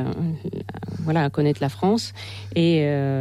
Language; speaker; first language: French; non-native, fluent; Russian